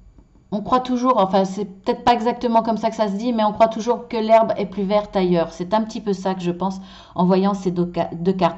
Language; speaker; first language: French; native; French